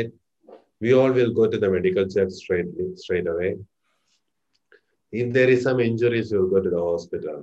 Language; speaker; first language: English; non-native, local second language; Malayalam